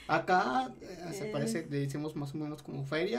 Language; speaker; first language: Spanish; native; Spanish